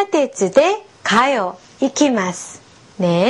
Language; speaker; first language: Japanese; non-native, fluent; Korean